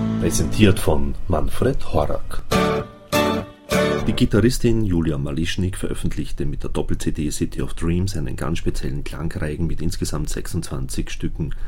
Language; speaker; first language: German; native; German